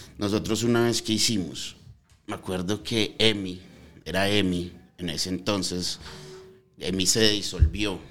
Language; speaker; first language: Spanish; early bilingual, heritage; Spanish